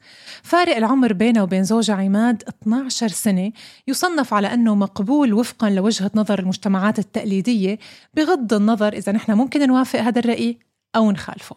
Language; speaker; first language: Arabic; native; Arabic